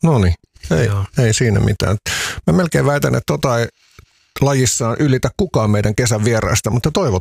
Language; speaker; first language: Finnish; native; Finnish